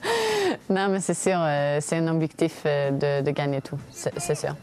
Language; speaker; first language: French; non-native, fluent; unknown